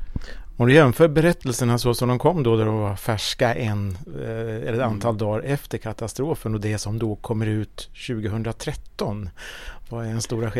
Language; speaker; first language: Swedish; native; Swedish